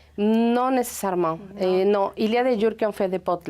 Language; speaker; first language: French; non-native, fluent; Spanish